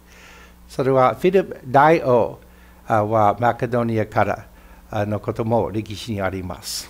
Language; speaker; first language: Japanese; non-native, fluent; English